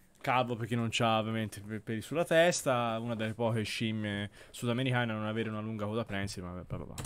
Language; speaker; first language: Italian; native; Italian